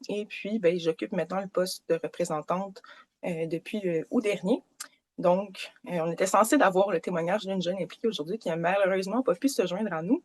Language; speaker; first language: French; native; French